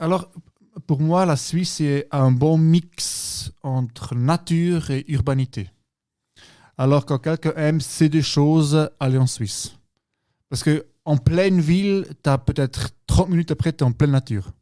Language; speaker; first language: French; non-native, local second language; German